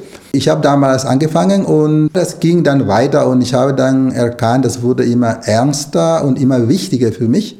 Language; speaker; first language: German; non-native, fluent; Spanish